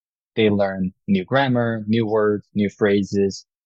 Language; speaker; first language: English; non-native, fluent; Korean